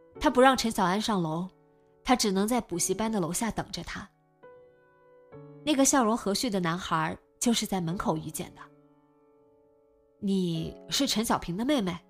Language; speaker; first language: Chinese; native; Chinese